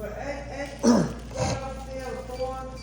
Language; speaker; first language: Hungarian; early bilingual, heritage; Hungarian